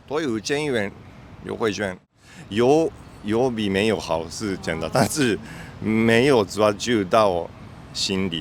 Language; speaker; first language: Chinese; non-native, fluent; Japanese